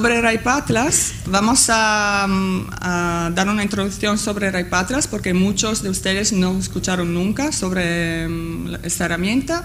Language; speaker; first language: Spanish; non-native, fluent; Italian